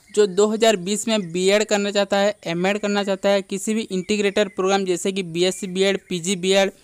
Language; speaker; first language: Hindi; non-native, local second language; Odia